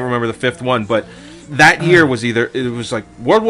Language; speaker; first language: English; native; English